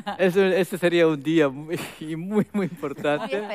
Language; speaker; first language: Spanish; non-native, fluent; Korean